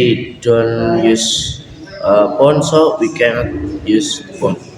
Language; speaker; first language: English; non-native, learner; Indonesian